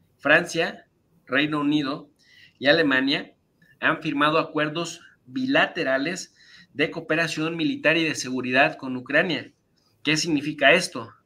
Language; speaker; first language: Spanish; native; Spanish